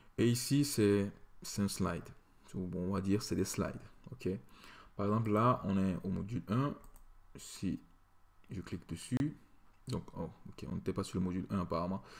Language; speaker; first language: French; native; French